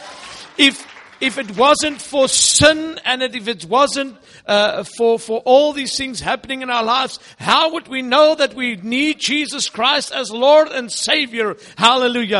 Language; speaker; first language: English; non-native, local second language; Afrikaans